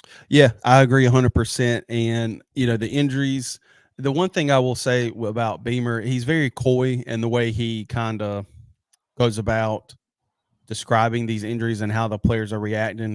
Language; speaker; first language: English; native; English